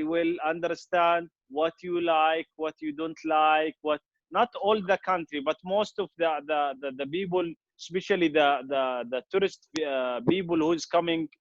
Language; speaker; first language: English; non-native, fluent; Arabic